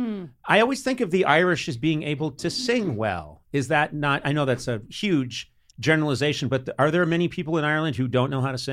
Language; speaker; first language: English; native; English